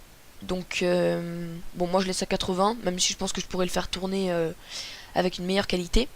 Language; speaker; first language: French; native; French